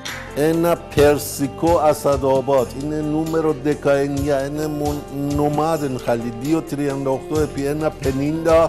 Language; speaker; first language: Greek; non-native, learner; Persian